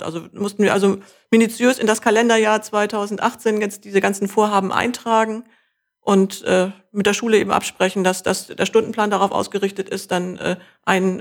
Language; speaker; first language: German; native; German